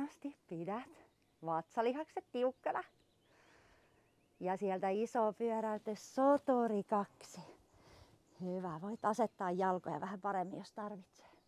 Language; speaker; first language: Finnish; native; Finnish